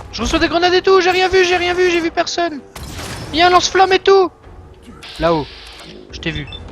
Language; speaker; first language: French; native; French